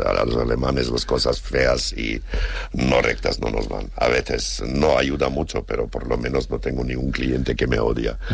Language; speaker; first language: Spanish; non-native, fluent; German